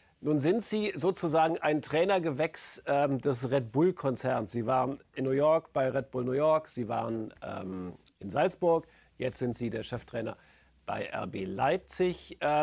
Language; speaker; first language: German; native; German